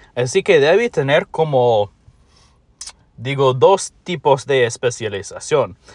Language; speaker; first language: Spanish; non-native, learner; English